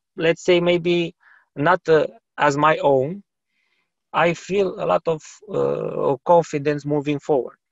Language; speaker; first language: English; non-native, fluent; Romanian